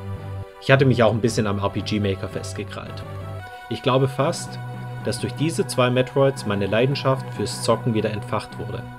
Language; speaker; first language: German; native; German